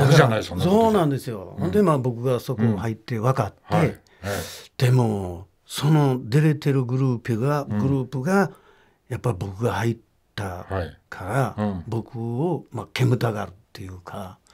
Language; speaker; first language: Japanese; native; Japanese